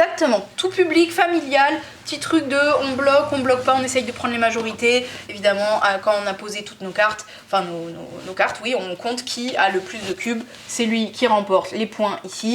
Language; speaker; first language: French; native; French